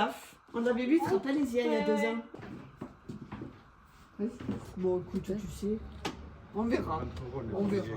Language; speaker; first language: French; native; French